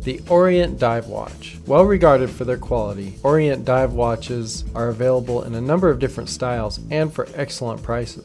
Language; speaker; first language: English; native; English